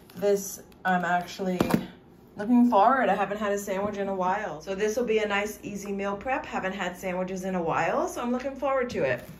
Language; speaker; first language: English; native; English